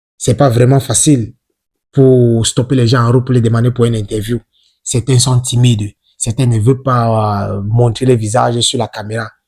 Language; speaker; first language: French; non-native, local second language; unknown